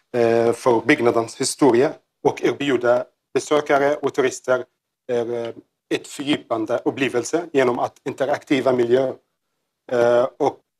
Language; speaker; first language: Swedish; non-native, learner; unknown